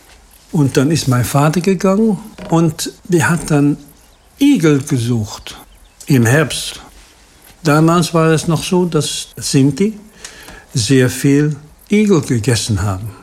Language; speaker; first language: German; non-native, fluent; Dutch